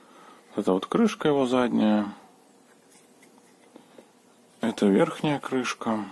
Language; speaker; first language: Russian; native; Russian